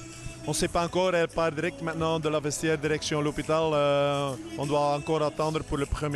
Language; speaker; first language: French; non-native, local second language; Dutch